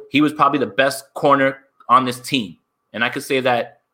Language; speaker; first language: English; native; English